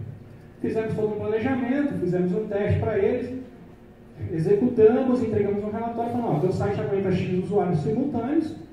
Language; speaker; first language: Portuguese; native; Portuguese